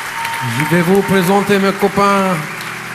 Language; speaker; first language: French; non-native, fluent; English